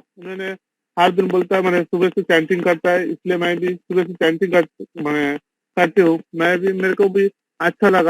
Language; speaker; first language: Hindi; non-native, local second language; Bangla